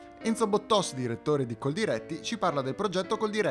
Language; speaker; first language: Italian; native; Italian